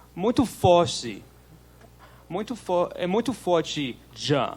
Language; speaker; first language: Portuguese; non-native, learner; English